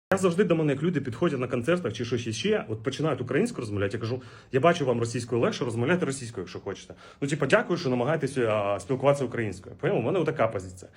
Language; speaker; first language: Ukrainian; non-native, local second language; Russian